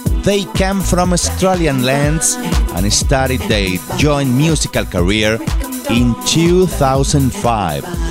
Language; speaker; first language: English; non-native, learner; Spanish